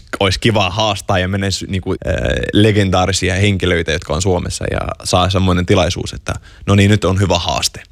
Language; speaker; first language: Finnish; non-native, fluent; Arabic